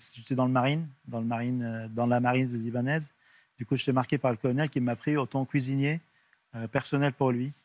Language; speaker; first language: French; non-native, fluent; Arabic